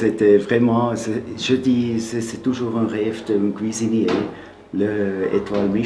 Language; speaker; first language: French; non-native, local second language; German